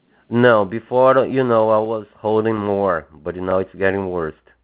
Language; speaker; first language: English; non-native, fluent; Portuguese